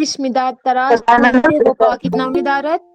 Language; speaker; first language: Persian; non-native, learner; Urdu